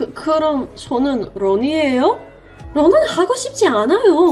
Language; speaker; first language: Korean; non-native, learner; English